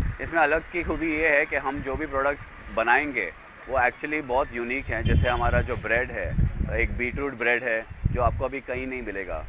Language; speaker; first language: Hindi; native; Hindi